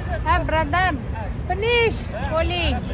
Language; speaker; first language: English; non-native, learner; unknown